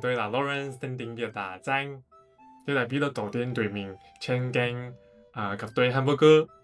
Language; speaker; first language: Vietnamese; non-native, fluent; Chinese